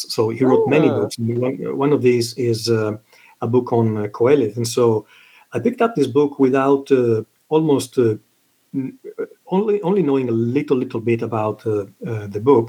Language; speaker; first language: English; non-native, fluent; Italian